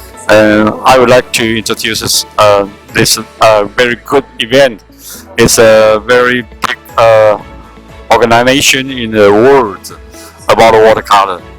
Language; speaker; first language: English; non-native, learner; Chinese